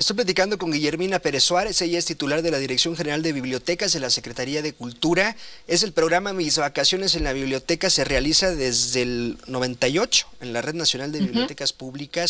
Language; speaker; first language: Spanish; native; Spanish